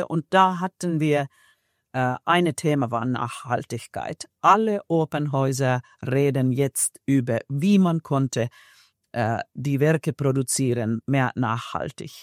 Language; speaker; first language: German; non-native, fluent; Finnish